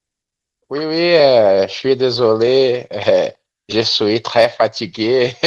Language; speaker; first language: French; non-native, learner; Portuguese